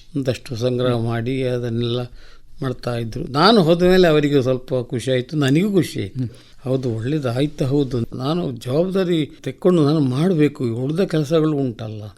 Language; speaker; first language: Kannada; native; Kannada